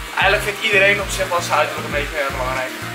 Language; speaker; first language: Dutch; native; Dutch